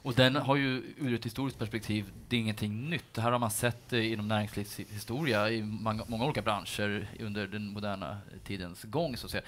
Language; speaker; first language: Swedish; native; Swedish